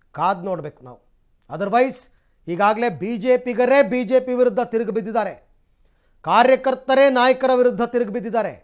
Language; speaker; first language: Kannada; native; Kannada